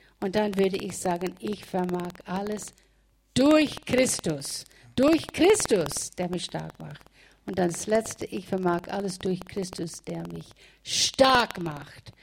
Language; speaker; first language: German; non-native, fluent; English